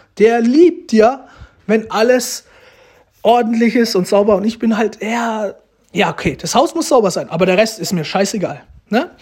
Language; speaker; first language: German; early bilingual, other home language; Romanian